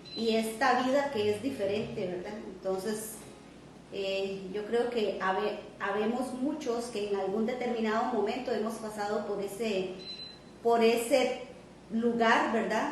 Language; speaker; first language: Spanish; native; Spanish